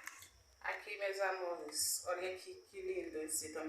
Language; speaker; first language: Portuguese; non-native, learner; Haitian Creole